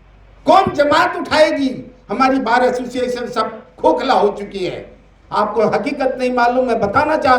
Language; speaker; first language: Hindi; native; Hindi